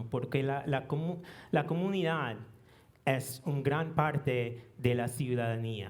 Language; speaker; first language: Spanish; non-native, learner; English